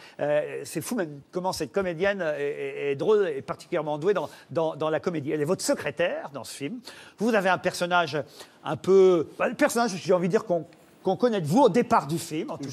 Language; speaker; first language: French; native; French